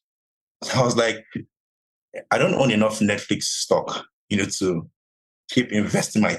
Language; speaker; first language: English; non-native, local second language; Yoruba